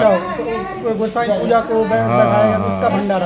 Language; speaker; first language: Hindi; native; Hindi